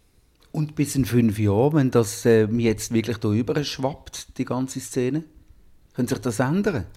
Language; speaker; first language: German; native; German